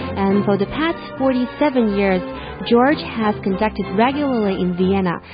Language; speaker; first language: English; non-native, fluent; Chinese